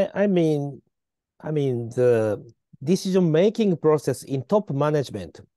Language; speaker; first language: English; non-native, learner; Japanese